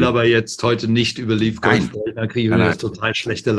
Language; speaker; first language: German; native; German